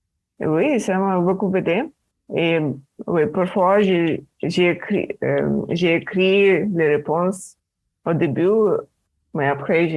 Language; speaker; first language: French; non-native, learner; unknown